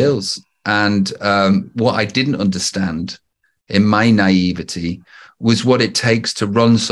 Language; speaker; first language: English; native; English